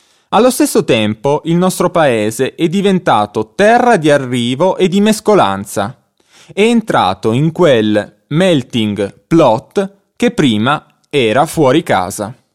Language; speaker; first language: Italian; native; Italian